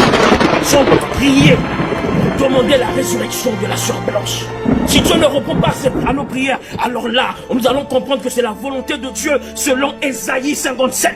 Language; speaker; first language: French; non-native, local second language; Lingala